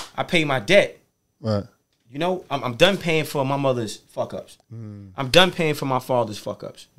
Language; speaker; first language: English; native; English